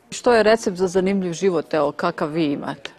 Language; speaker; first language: Serbian; native; Serbian